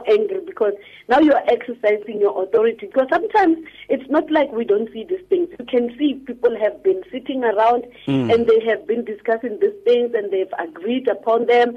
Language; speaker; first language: English; non-native, local second language; Tswana